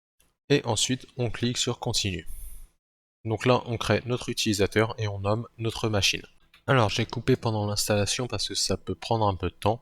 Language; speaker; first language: French; native; French